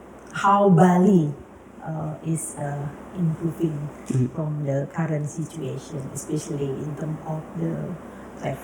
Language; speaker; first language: English; non-native, learner; Indonesian